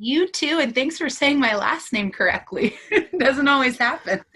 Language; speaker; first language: English; native; English